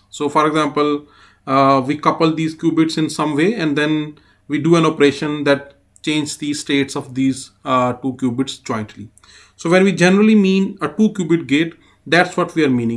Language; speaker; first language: English; non-native, fluent; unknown